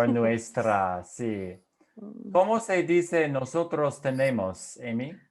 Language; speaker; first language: Spanish; non-native, fluent; English